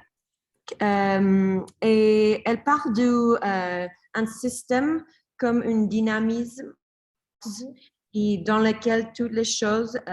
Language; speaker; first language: French; non-native, learner; English